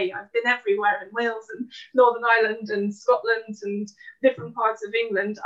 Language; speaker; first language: English; non-native, fluent; Dutch